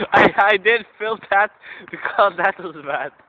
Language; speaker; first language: English; non-native, learner; Dutch